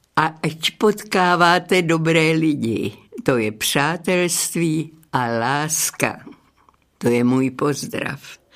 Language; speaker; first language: Czech; native; Czech